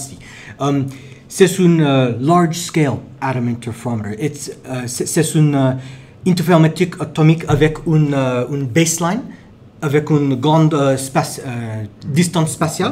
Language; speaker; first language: French; non-native, learner; English